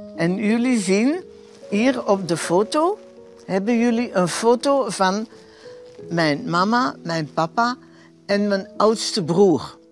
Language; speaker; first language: Dutch; early bilingual, other home language; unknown